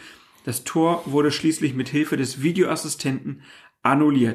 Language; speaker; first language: German; native; German